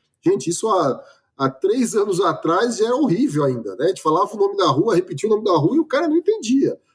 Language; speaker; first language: Portuguese; native; Portuguese